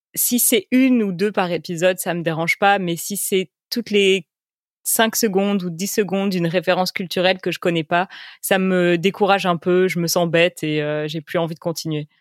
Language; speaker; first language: French; native; French